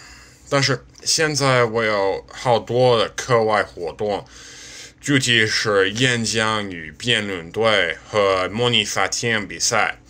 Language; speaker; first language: Chinese; non-native, learner; English